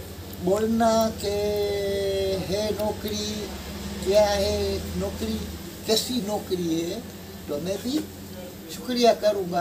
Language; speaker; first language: Hindi; early bilingual, heritage; Hindi